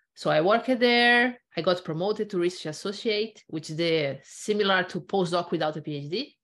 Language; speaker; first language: English; non-native, fluent; Portuguese